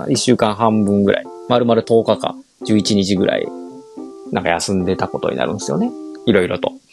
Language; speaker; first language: Japanese; native; Japanese